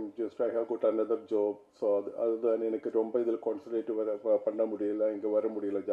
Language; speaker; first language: Tamil; non-native, learner; Malayalam